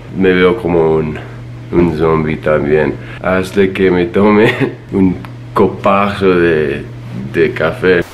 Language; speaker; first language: Spanish; non-native, fluent; English